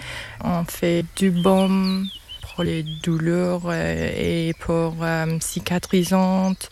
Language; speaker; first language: French; non-native, learner; English